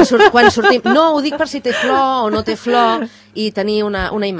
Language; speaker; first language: Catalan; native; Catalan